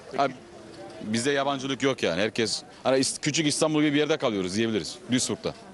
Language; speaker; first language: Turkish; early bilingual, heritage; Turkish